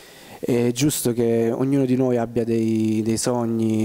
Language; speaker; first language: Italian; native; Italian